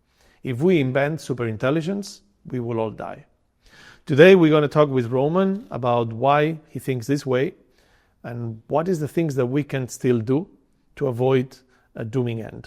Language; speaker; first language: English; non-native, fluent; Spanish